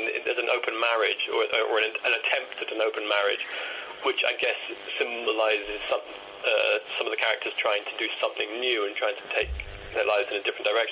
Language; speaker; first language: English; native; English